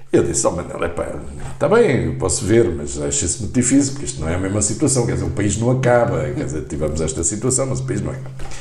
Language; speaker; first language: Portuguese; native; Portuguese